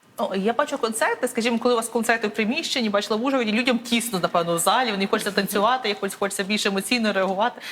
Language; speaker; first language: Ukrainian; native; Ukrainian